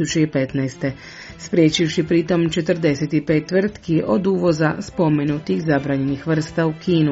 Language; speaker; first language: Croatian; native; Croatian